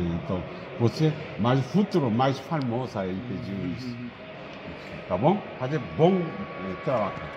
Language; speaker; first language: Portuguese; non-native, learner; Korean